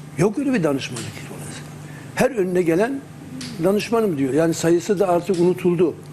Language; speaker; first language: Turkish; native; Turkish